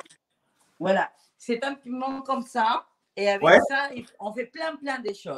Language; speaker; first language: French; non-native, fluent; Spanish